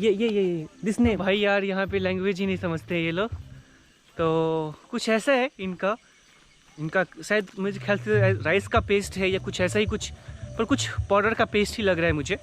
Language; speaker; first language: Hindi; native; Hindi